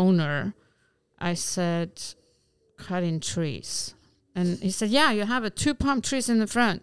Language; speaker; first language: English; non-native, fluent; Albanian